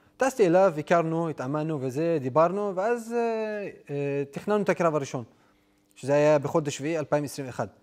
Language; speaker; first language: Hebrew; non-native, local second language; Adyghe